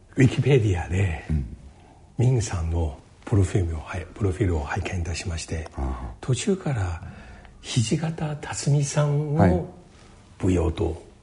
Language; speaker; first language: Japanese; non-native, fluent; Chinese